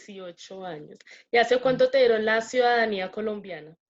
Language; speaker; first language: Spanish; native; Spanish